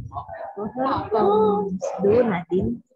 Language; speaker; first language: German; non-native, learner; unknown